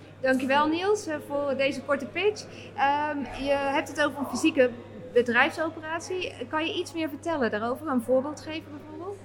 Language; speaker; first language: Dutch; native; Dutch